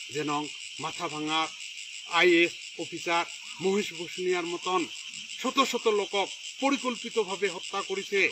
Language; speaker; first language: Bangla; non-native, local second language; Rangpuri